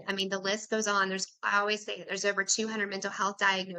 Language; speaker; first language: English; native; English